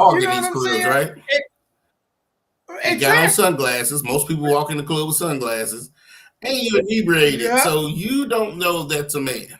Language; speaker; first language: English; native; English